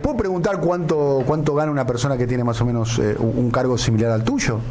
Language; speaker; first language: Spanish; native; Spanish